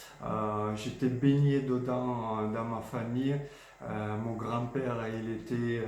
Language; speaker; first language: French; non-native, fluent; Georgian